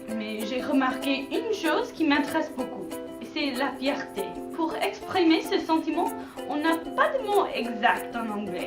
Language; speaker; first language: French; non-native, learner; English